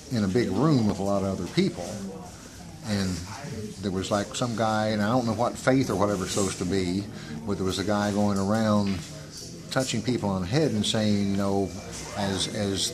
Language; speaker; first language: English; native; English